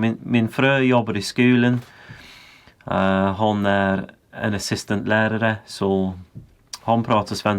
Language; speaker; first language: Swedish; non-native, learner; English